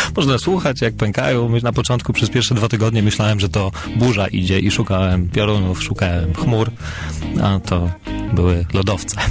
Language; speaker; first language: Polish; native; Polish